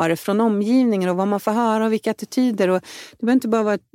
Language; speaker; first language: Swedish; native; Swedish